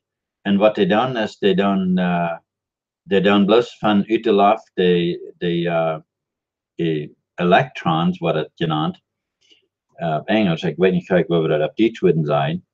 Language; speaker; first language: German; non-native, learner; Dutch